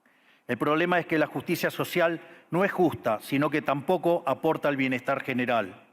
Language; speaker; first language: Spanish; native; Spanish